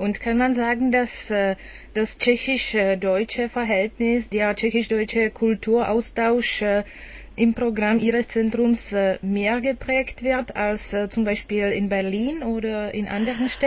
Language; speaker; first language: German; non-native, fluent; Czech